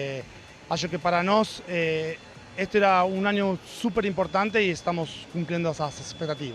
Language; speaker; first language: Portuguese; non-native, learner; Spanish